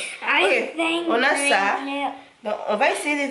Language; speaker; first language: French; non-native, local second language; Lingala